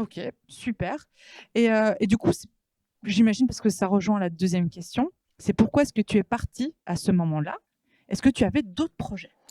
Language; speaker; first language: French; native; French